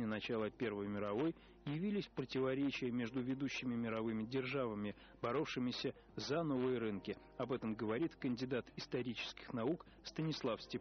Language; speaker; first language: Russian; native; Russian